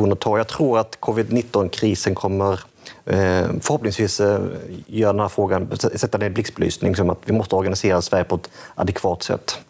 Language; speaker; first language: Swedish; native; Swedish